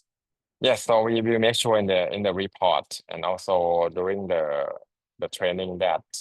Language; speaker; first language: English; non-native, fluent; Thai